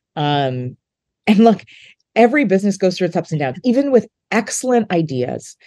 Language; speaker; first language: English; native; English